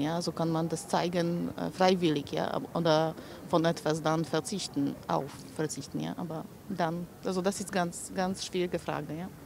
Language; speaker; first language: German; non-native, fluent; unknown